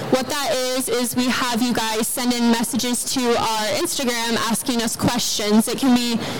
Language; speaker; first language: English; native; English